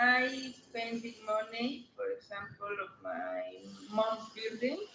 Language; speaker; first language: English; non-native, learner; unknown